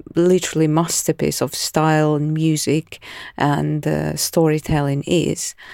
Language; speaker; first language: English; non-native, fluent; Russian